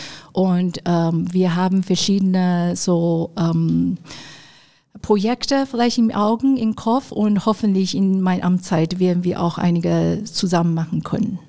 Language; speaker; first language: German; non-native, fluent; Chinese